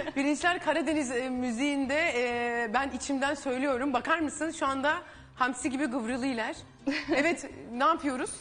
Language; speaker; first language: Turkish; native; Turkish